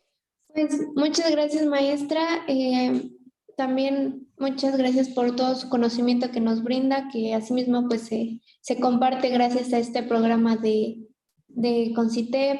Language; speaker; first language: Spanish; native; Spanish